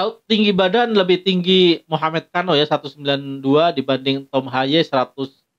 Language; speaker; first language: Indonesian; native; Indonesian